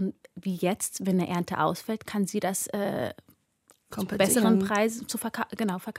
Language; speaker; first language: German; early bilingual, other home language; Amharic